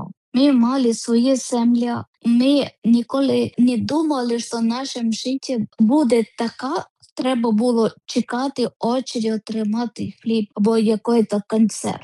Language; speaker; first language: Ukrainian; non-native, learner; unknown